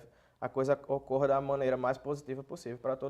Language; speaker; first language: Portuguese; native; Portuguese